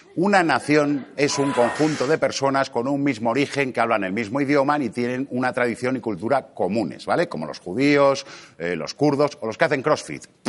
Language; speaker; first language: Spanish; native; Spanish